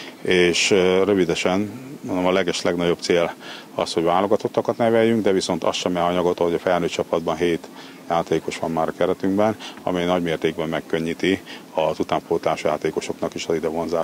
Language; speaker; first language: Hungarian; native; Hungarian